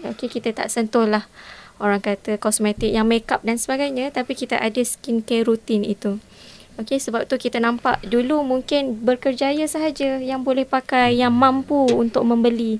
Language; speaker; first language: Malay; native; Malay